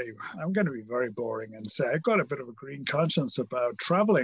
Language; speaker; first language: English; native; English